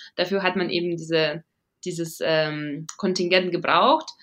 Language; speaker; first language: German; non-native, fluent; Latvian